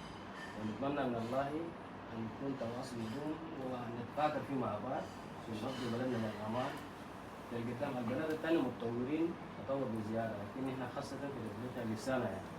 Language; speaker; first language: Arabic; native; Arabic